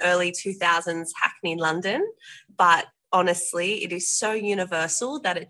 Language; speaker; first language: English; native; English